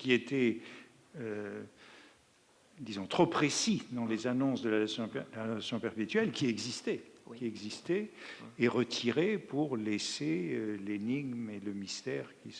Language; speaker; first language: French; native; French